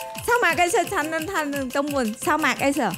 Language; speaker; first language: Korean; non-native, learner; Vietnamese